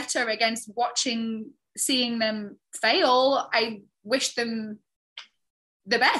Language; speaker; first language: English; native; English